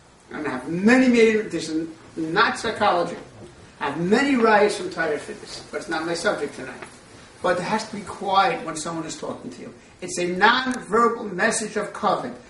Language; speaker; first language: English; native; English